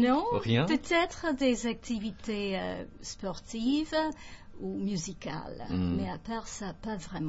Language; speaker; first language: French; non-native, fluent; English